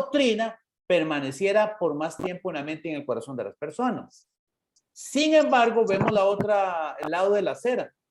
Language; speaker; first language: Spanish; native; Spanish